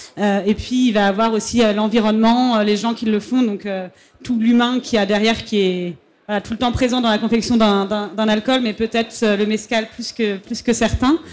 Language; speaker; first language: French; native; French